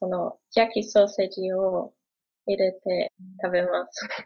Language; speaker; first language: Japanese; non-native, learner; German